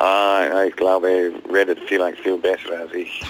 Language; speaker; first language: German; non-native, learner; English